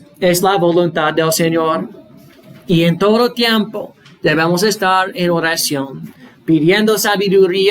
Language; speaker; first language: Spanish; non-native, fluent; English